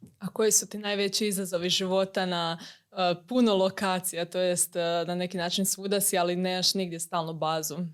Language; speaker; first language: Croatian; native; Croatian